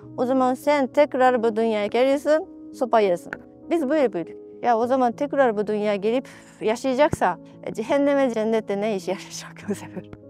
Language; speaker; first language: Turkish; non-native, fluent; Japanese